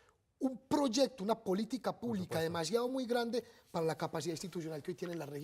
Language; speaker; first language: Spanish; native; Spanish